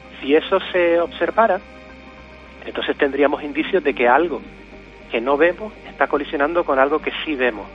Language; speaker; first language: Spanish; native; Spanish